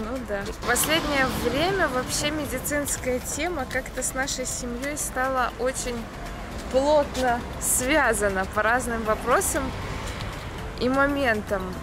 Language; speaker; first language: Russian; native; Russian